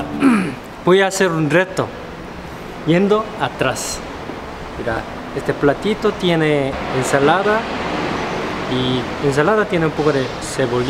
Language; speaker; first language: Spanish; non-native, fluent; Korean